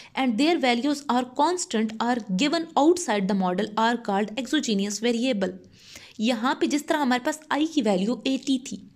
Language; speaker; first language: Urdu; non-native, local second language; Punjabi